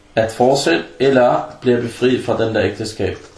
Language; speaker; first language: Danish; early bilingual, other home language; Arabic